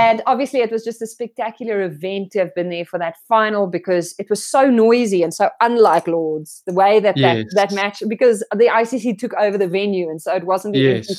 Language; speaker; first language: English; non-native, local second language; Afrikaans